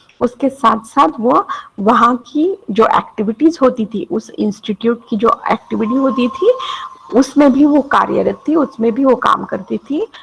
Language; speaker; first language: Hindi; non-native, local second language; Marathi